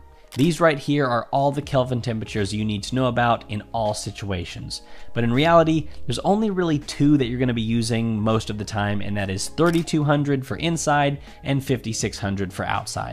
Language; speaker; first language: English; native; English